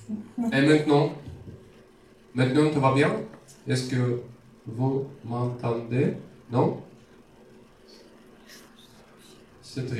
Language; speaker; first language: French; non-native, learner; Russian